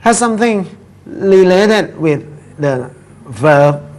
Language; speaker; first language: English; non-native, fluent; Thai